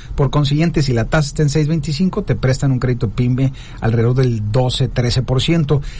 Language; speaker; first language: Spanish; native; Spanish